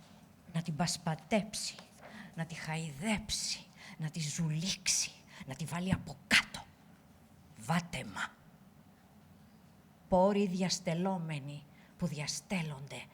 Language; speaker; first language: Greek; native; Greek